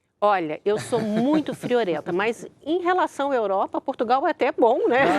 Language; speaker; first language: Portuguese; native; Portuguese